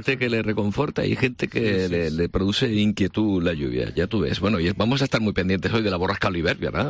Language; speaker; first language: Spanish; native; Spanish